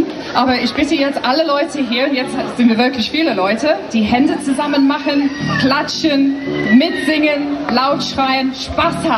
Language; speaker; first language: German; non-native, fluent; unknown